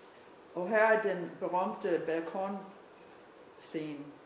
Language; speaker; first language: Danish; non-native, fluent; English